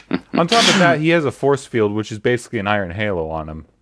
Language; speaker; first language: English; native; English